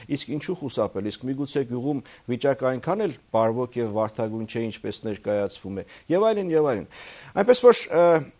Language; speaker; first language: Armenian; native; Armenian